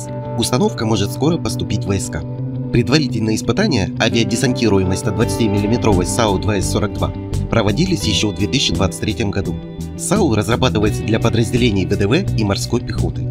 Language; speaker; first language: Russian; native; Russian